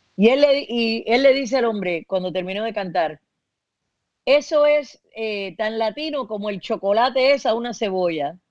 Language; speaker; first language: Spanish; early bilingual, heritage; Spanish